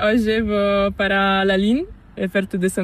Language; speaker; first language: Spanish; non-native, learner; Italian